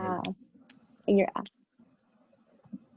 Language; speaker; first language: English; early bilingual, other home language; Spanish